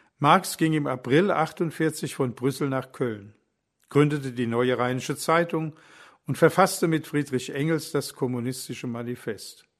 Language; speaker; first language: German; native; German